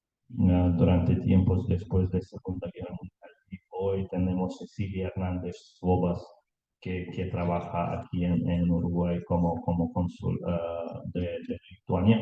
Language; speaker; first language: Spanish; non-native, learner; Lithuanian